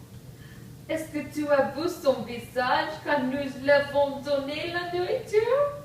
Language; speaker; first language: French; non-native, learner; English